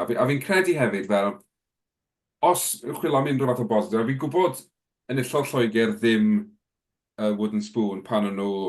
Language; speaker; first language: Welsh; native; Welsh